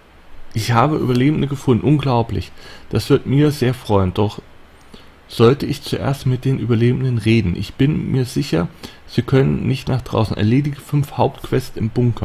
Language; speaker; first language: German; native; German